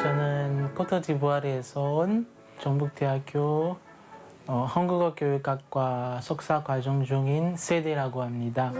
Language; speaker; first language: Korean; non-native, fluent; French